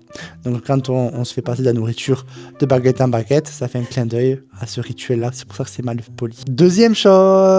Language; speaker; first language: French; native; French